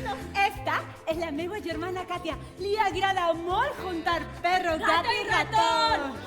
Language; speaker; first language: Catalan; non-native, learner; Spanish